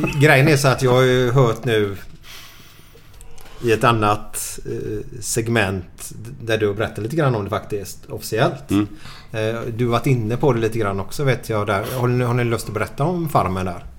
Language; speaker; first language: Swedish; native; Swedish